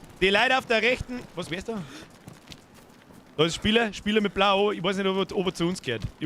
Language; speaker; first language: German; native; German